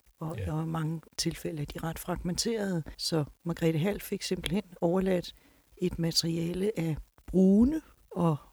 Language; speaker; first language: Danish; native; Danish